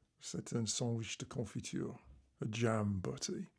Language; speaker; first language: French; non-native, learner; English